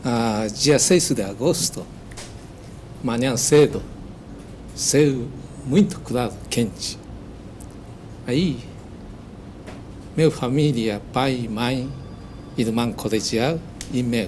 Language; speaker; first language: Portuguese; non-native, learner; Japanese